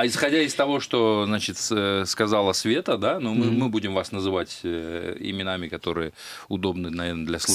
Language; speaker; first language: Russian; native; Russian